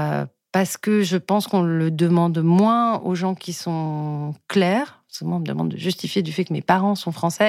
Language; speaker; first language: French; native; French